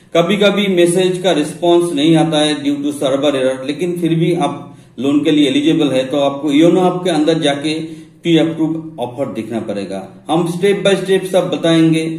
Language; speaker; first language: Hindi; non-native, local second language; Bangla